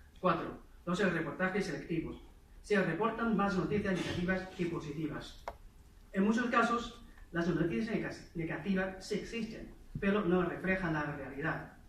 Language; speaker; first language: Spanish; non-native, fluent; Chinese